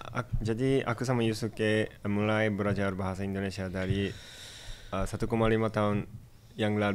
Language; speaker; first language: Indonesian; non-native, fluent; Japanese